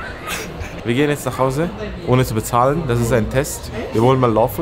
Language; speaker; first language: German; early bilingual, other home language; Persian